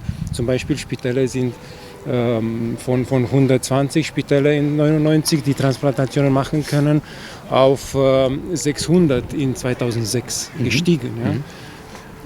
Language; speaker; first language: German; non-native, fluent; Chinese